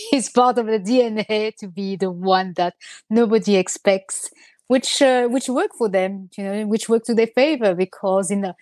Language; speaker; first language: English; non-native, fluent; French